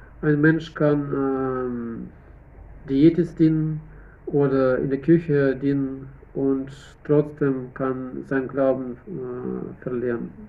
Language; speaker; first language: German; non-native, fluent; Russian